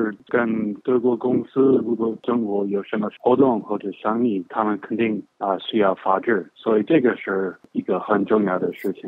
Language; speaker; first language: Chinese; non-native, fluent; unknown